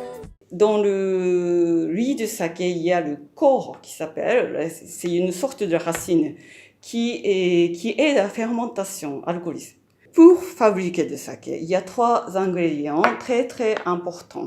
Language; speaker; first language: French; non-native, fluent; Japanese